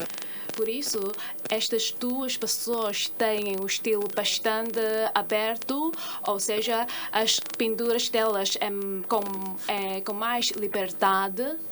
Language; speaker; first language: Portuguese; non-native, fluent; Chinese